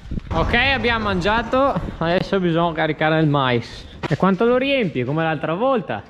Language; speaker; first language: Italian; native; Italian